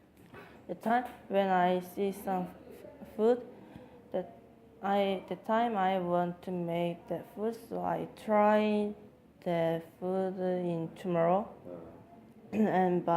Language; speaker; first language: English; non-native, learner; Korean